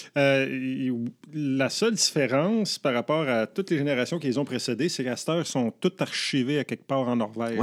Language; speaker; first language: French; native; French